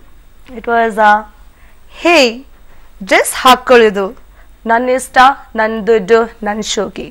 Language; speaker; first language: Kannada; non-native, local second language; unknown